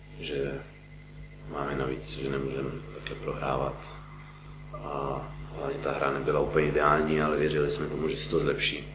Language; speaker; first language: Czech; non-native, fluent; Slovenian